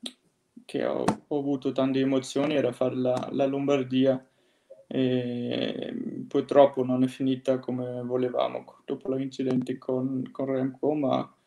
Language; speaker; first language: Italian; non-native, fluent; Danish